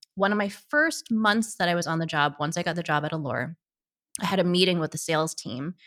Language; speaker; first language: English; native; English